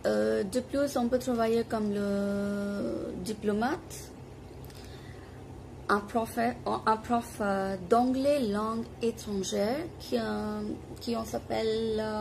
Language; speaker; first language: French; non-native, fluent; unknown